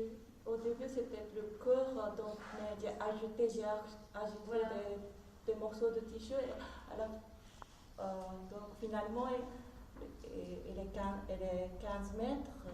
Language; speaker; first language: French; non-native, fluent; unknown